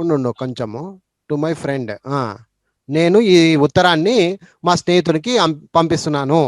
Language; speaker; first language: Telugu; native; Telugu